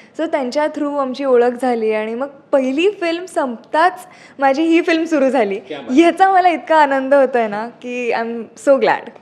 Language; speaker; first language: Marathi; native; Marathi